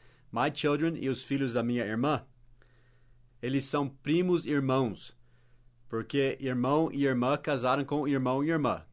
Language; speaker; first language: Portuguese; non-native, fluent; English